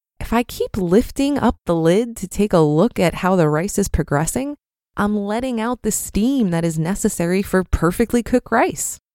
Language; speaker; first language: English; native; English